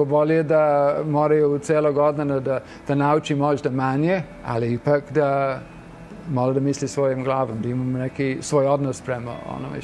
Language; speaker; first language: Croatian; non-native, fluent; English